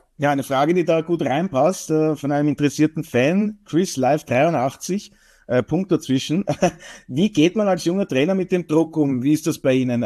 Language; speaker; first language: German; native; German